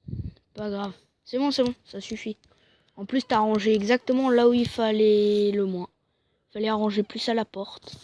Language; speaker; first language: French; native; French